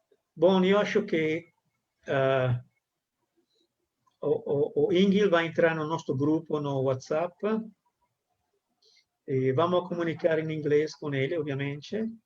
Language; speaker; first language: Portuguese; non-native, fluent; Italian